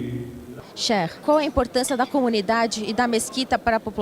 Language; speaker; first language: Portuguese; native; Portuguese